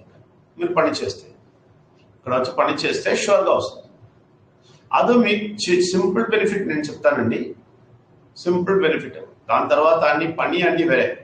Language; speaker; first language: Telugu; non-native, fluent; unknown